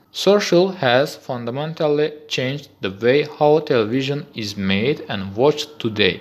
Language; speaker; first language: English; non-native, fluent; Azerbaijani